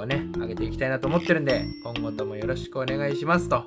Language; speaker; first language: Japanese; native; Japanese